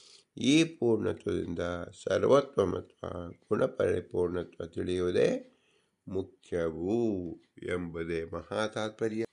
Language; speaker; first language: Kannada; native; Kannada